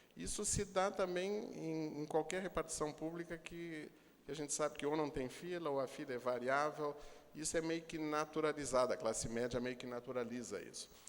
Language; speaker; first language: Portuguese; native; Portuguese